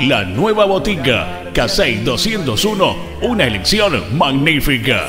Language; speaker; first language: Spanish; native; Spanish